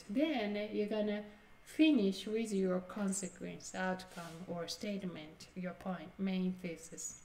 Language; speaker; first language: English; non-native, fluent; Japanese